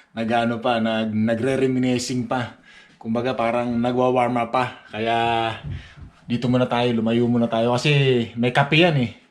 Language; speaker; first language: Filipino; native; Filipino